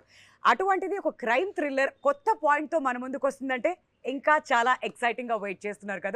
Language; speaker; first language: Telugu; native; Telugu